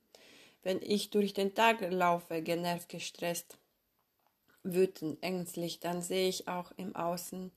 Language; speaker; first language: German; non-native, fluent; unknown